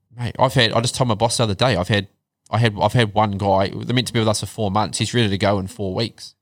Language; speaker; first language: English; native; English